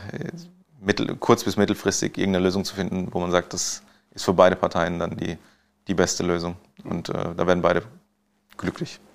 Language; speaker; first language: German; native; German